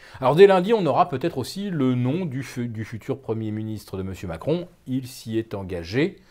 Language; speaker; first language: French; native; French